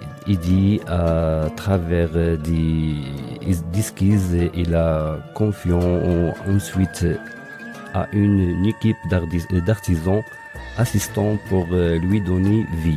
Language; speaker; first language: French; non-native, local second language; Arabic